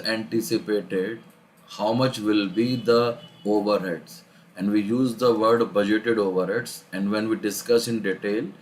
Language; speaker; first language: English; non-native, local second language; Hindi